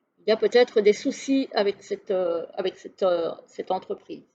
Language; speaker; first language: French; native; French